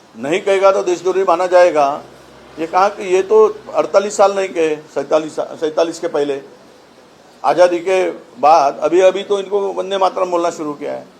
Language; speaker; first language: Hindi; non-native, local second language; Marathi